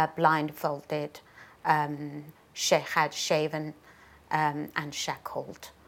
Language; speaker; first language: English; non-native, fluent; Chinese